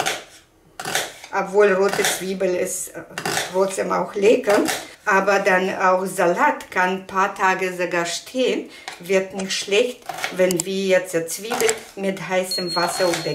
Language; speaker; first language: German; non-native, fluent; Russian